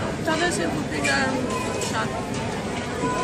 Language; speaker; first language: Portuguese; non-native, fluent; English